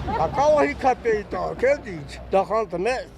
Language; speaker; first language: Armenian; native; Armenian